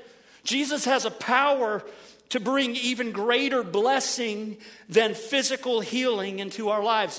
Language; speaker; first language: English; native; English